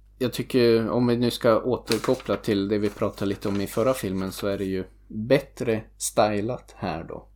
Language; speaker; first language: Swedish; native; Swedish